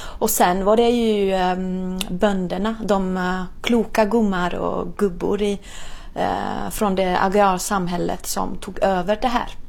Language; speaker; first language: Swedish; non-native, fluent; Italian